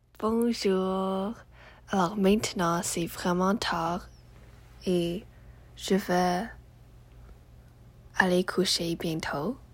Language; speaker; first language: French; non-native, learner; English